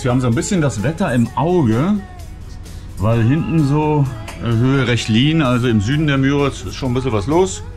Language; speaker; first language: German; native; German